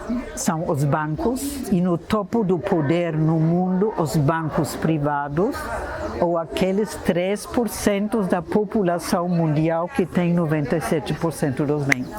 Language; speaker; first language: Portuguese; non-native, fluent; German